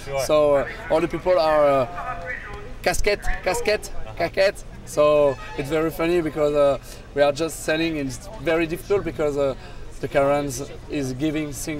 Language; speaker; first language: English; non-native, learner; French